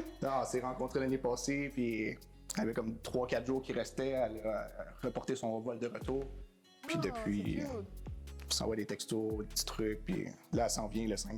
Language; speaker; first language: French; native; French